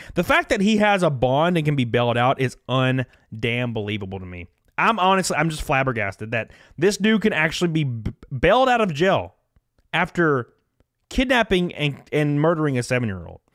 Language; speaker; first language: English; native; English